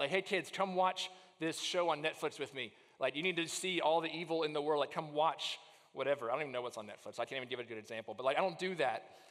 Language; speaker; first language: English; native; English